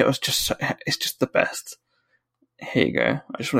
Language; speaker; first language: English; native; English